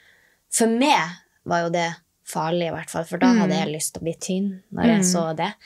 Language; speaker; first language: Norwegian; native; Norwegian